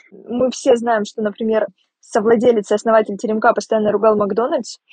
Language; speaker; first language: Russian; native; Russian